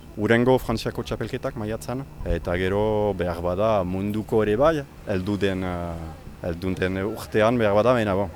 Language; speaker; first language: Basque; native; Basque